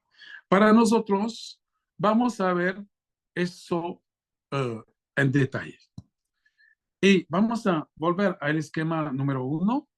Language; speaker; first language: Spanish; non-native, fluent; French